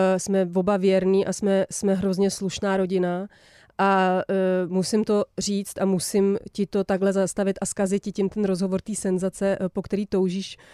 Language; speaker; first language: Czech; early bilingual, heritage; Czech